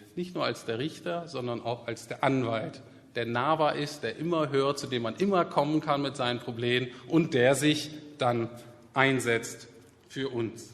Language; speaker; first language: German; native; German